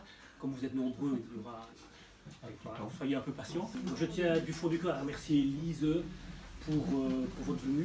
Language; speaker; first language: French; native; French